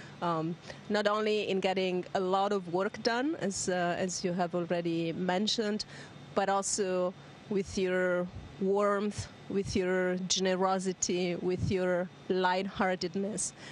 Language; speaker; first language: English; non-native, fluent; Italian